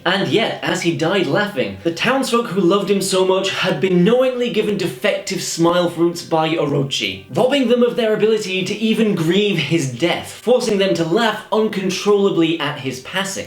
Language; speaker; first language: English; native; English